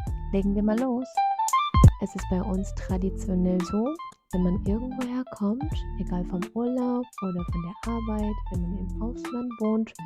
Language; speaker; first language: German; non-native, fluent; Vietnamese